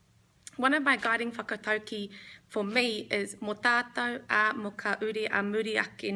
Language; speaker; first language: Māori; non-native, local second language; English